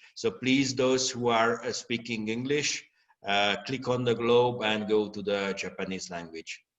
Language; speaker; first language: English; non-native, fluent; Hungarian